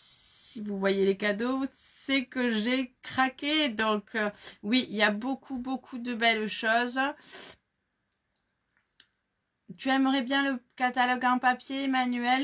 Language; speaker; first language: French; native; French